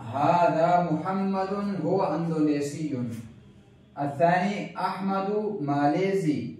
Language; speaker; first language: Arabic; non-native, fluent; Urdu